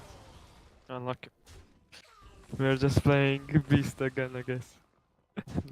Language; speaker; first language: English; non-native, learner; Slovenian